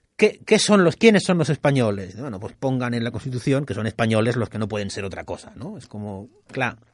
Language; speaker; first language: Spanish; non-native, local second language; Catalan